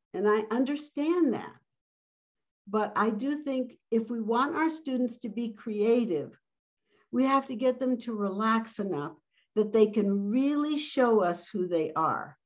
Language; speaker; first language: English; early bilingual, other home language; Spanish